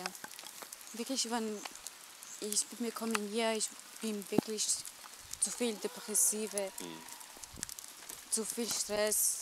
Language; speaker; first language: German; non-native, learner; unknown